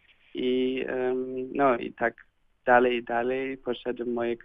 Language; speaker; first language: Polish; early bilingual, heritage; Polish